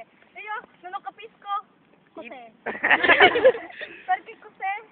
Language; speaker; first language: Italian; non-native, learner; Filipino